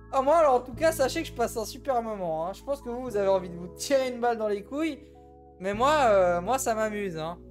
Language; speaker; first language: French; native; French